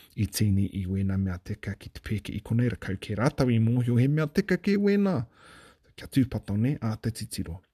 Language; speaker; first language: Māori; native; Māori